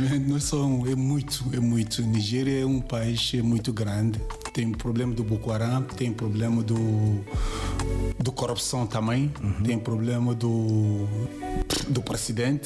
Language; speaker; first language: Portuguese; non-native, learner; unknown